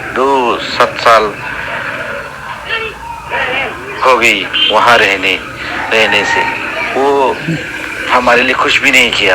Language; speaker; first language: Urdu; non-native, fluent; Rohingya